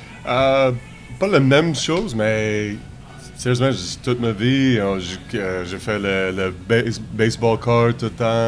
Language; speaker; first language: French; non-native, learner; English